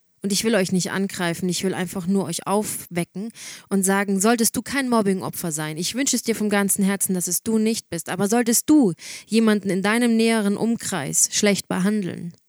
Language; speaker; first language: German; native; German